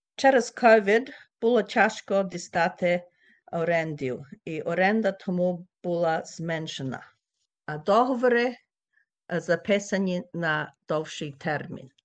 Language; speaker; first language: Ukrainian; early bilingual, heritage; Ukrainian